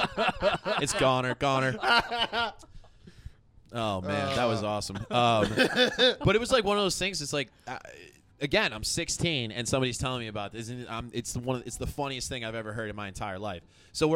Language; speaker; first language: English; native; English